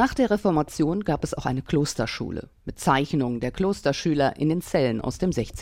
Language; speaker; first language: German; native; German